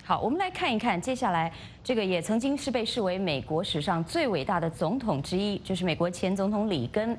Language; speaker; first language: Chinese; native; Chinese